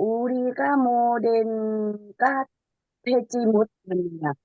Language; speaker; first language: Korean; non-native, learner; Thai